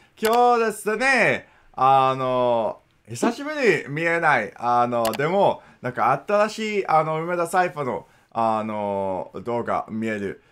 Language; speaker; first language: Japanese; non-native, learner; English